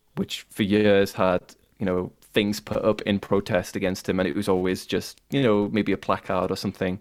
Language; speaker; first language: English; native; English